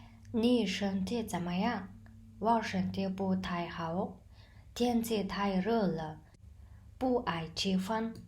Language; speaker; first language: Chinese; non-native, fluent; Mongolian